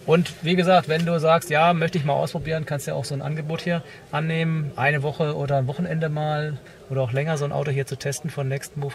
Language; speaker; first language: German; native; German